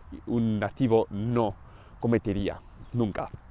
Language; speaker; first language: Spanish; non-native, fluent; English